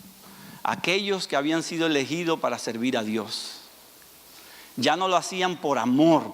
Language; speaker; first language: Spanish; native; Spanish